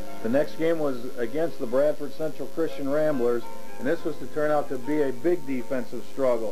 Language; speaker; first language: English; native; English